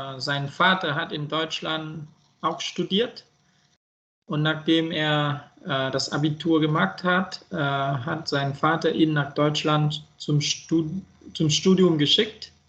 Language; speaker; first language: German; non-native, fluent; Vietnamese